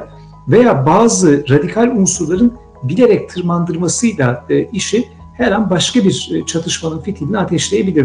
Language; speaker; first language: Turkish; native; Turkish